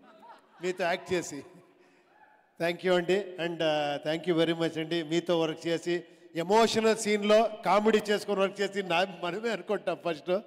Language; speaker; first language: Telugu; non-native, local second language; Kannada